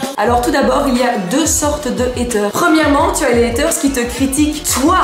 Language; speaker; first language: French; native; French